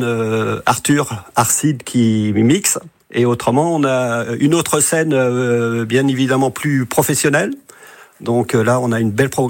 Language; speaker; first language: French; native; French